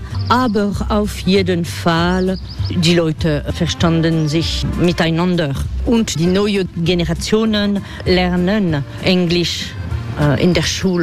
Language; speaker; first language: German; non-native, fluent; French